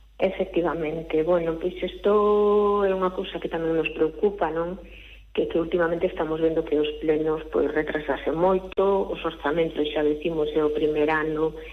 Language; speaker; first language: Galician; native; Galician